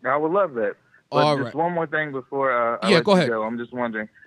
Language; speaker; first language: English; native; English